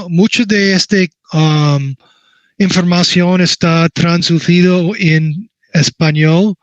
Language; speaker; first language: Spanish; non-native, learner; English